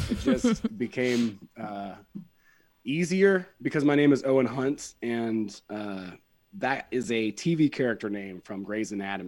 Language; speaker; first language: English; native; English